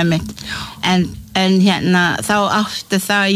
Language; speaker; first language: Icelandic; non-native, learner; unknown